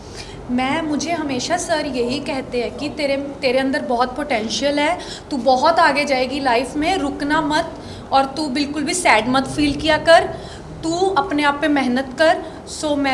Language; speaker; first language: Hindi; non-native, local second language; Punjabi